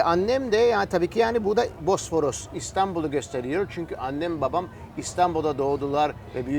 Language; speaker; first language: Turkish; early bilingual, heritage; Turkish